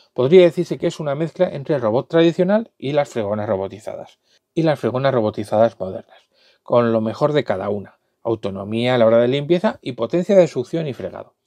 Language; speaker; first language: Spanish; native; Spanish